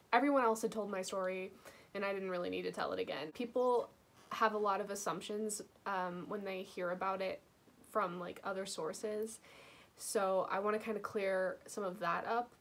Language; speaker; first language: English; native; English